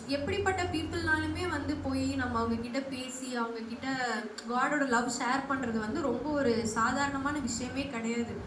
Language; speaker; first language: Tamil; non-native, local second language; Telugu